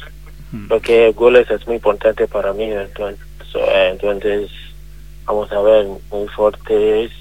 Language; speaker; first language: Spanish; non-native, learner; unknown